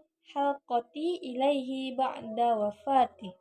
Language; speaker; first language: Arabic; non-native, learner; Indonesian